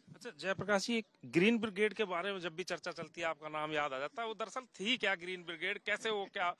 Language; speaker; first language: Hindi; native; Hindi